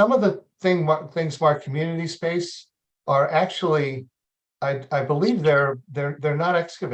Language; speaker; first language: English; native; English